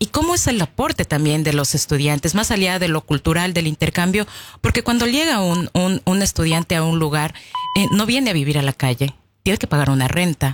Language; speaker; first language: Spanish; native; Spanish